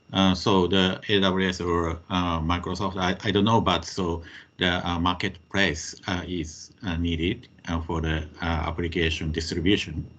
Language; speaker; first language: English; non-native, fluent; Japanese